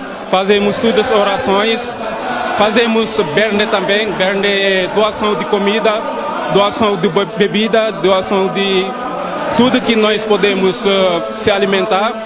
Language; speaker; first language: Portuguese; non-native, fluent; Wolof